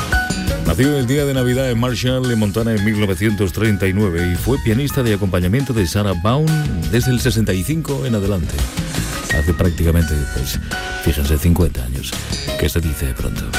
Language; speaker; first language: Spanish; native; Spanish